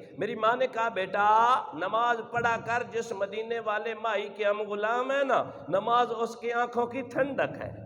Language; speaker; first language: Urdu; non-native, local second language; Punjabi